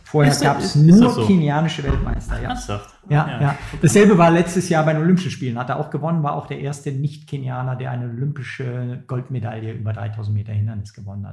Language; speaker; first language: German; native; German